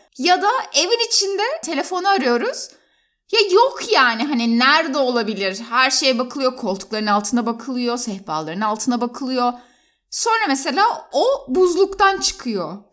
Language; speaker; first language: Turkish; native; Turkish